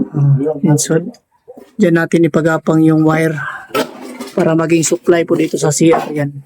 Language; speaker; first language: Filipino; non-native, local second language; Cebuano